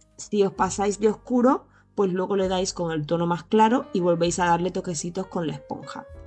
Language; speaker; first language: Spanish; native; Spanish